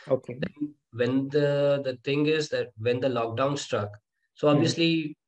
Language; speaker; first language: English; non-native, local second language; Hindi